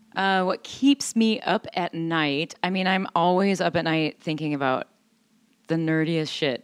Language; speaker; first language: English; native; English